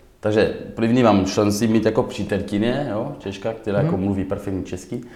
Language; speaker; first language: Czech; non-native, learner; French